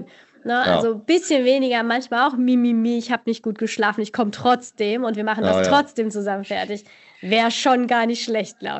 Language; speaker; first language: German; native; German